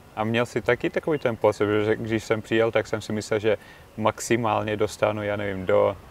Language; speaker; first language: Czech; non-native, fluent; Russian